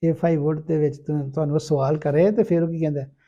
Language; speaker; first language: Urdu; non-native, local second language; Punjabi